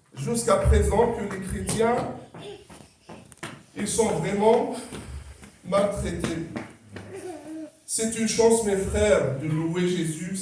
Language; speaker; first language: French; non-native, local second language; Kabyle